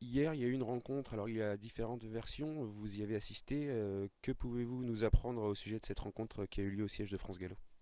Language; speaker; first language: French; native; French